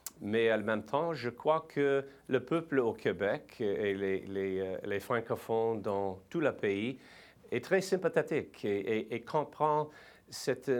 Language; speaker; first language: French; non-native, learner; English